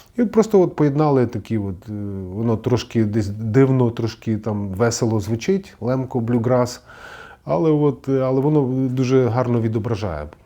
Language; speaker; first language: Ukrainian; native; Ukrainian